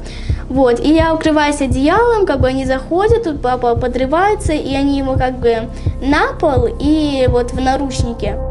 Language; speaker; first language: Russian; native; Russian